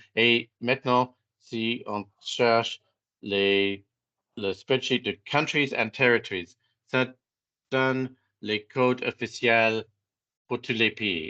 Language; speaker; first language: French; non-native, fluent; English